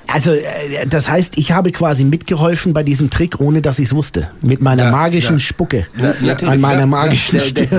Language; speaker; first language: German; native; German